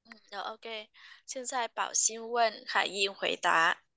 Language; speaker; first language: Chinese; non-native, fluent; Vietnamese